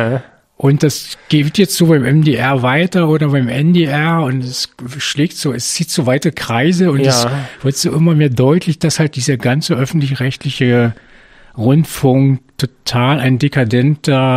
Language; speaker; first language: German; native; German